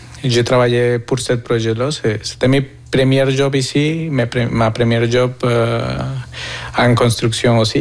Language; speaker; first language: French; non-native, fluent; Spanish